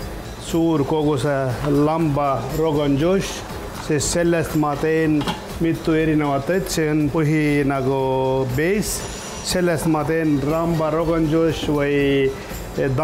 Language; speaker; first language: Estonian; non-native, learner; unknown